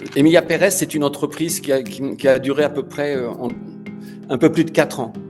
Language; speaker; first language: French; native; French